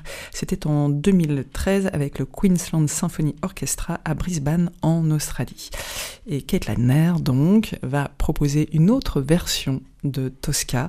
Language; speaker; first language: French; native; French